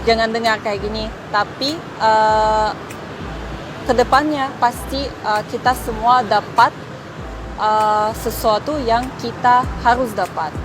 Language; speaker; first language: Indonesian; non-native, fluent; Russian